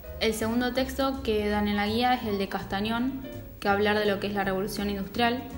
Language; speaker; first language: Spanish; native; Spanish